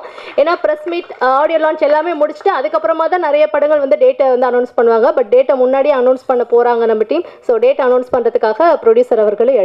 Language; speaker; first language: Tamil; native; Tamil